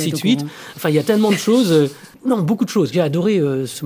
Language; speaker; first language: French; native; French